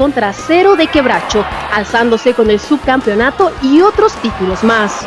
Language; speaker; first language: Spanish; native; Spanish